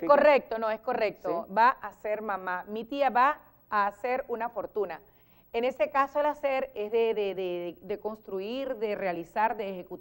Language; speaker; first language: Spanish; native; Spanish